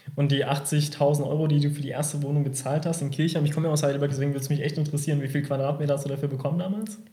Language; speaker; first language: German; early bilingual, other home language; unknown